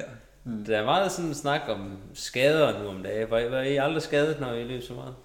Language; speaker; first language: Danish; native; Danish